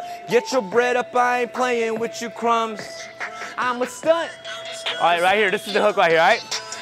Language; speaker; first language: English; early bilingual, other home language; Korean